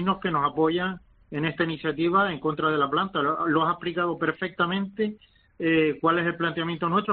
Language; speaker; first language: Spanish; native; Spanish